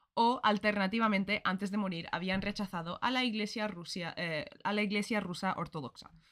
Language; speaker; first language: Spanish; early bilingual, other home language; English